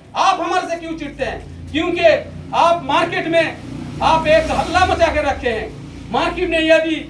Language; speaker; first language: Hindi; non-native, local second language; Bangla